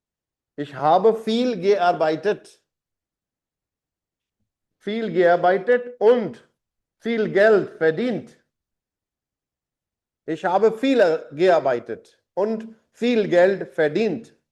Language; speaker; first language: German; non-native, fluent; Hindi